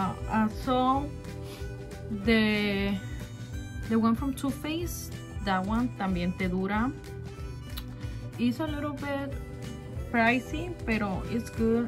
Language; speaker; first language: English; early bilingual, other home language; Spanish